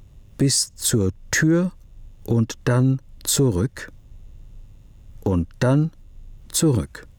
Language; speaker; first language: German; non-native, fluent; English